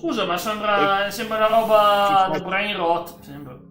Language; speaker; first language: Italian; native; Italian